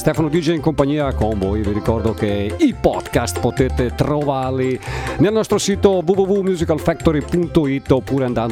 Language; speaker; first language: Italian; native; Italian